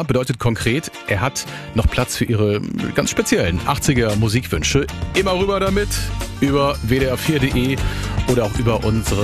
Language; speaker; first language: German; native; German